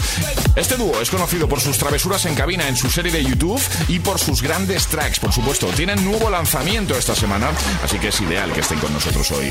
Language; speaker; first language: Spanish; native; Spanish